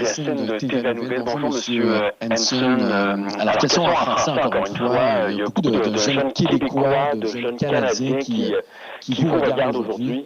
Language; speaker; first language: French; native; French